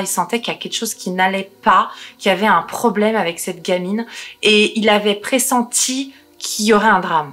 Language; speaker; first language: French; native; French